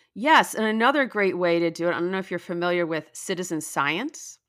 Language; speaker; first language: English; native; English